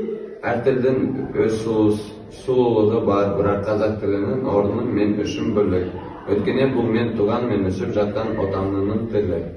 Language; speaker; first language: Kazakh; non-native, local second language; Russian